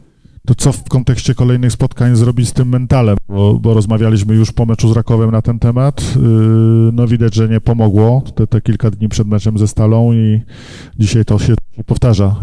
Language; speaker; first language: Polish; native; Polish